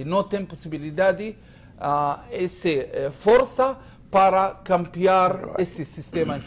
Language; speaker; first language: Spanish; non-native, learner; Hebrew